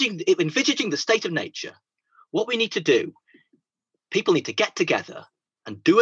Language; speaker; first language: English; native; English